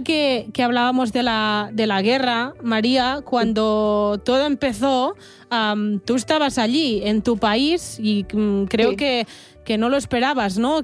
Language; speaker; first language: Spanish; non-native, local second language; Catalan